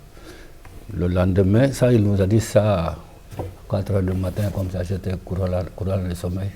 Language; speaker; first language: French; non-native, fluent; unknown